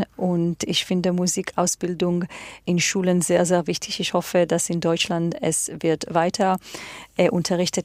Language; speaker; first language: German; non-native, fluent; Hebrew